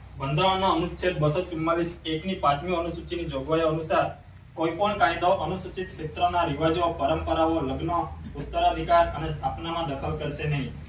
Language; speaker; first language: Gujarati; non-native, local second language; Gamit